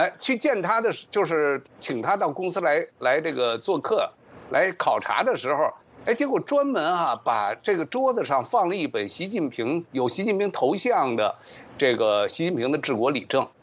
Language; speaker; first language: Chinese; native; Chinese